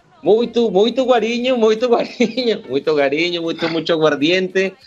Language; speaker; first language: Portuguese; non-native, learner; Spanish